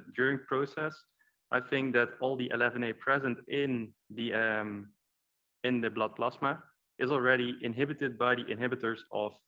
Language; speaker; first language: English; non-native, fluent; Dutch